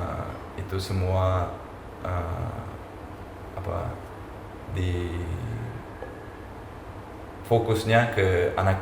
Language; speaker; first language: Indonesian; non-native, fluent; Uzbek